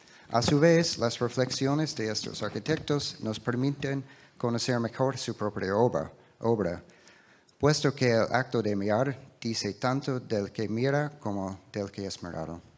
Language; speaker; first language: Spanish; non-native, fluent; English